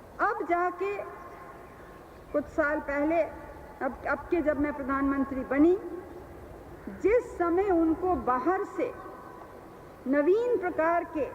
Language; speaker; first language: Hindi; native; Hindi